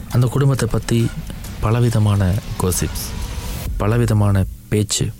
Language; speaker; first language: Tamil; early bilingual, heritage; Tamil